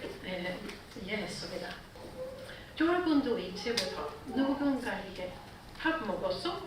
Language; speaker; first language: Korean; non-native, fluent; Swedish